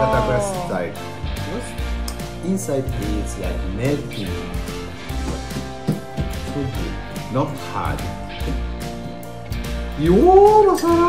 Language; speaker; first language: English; non-native, local second language; Filipino